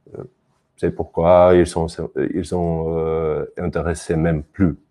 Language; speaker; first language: French; non-native, fluent; Russian